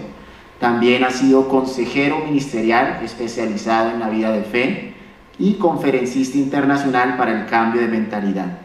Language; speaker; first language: Spanish; native; Spanish